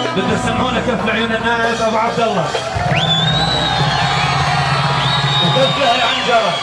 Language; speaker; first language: Arabic; native; Arabic